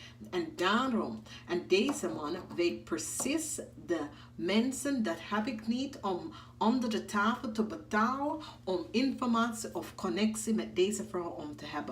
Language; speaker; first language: Dutch; non-native, fluent; English